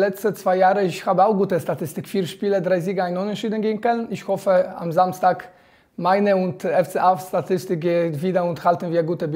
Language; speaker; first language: German; non-native, fluent; Polish